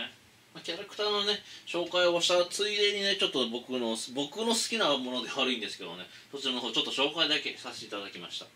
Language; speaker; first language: Japanese; native; Japanese